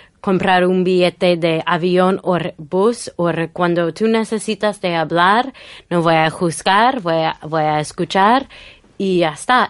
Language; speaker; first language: Spanish; non-native, fluent; English